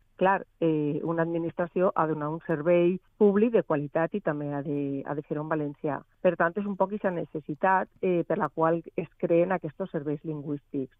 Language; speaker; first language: Catalan; native; Catalan